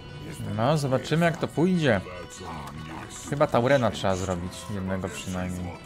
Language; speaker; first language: Polish; native; Polish